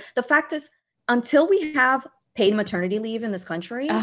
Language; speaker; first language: English; early bilingual, other home language; Portuguese